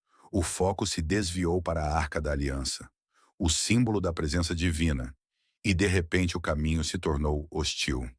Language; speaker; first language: Portuguese; native; Portuguese